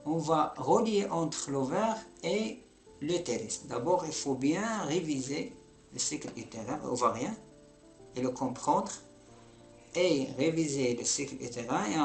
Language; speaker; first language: French; non-native, local second language; Arabic